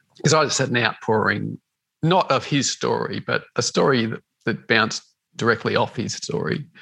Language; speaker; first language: English; native; English